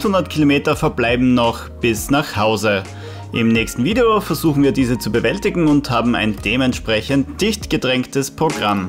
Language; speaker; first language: German; native; German